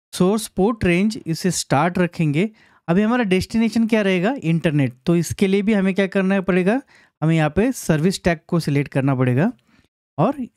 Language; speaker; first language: Hindi; non-native, local second language; Marathi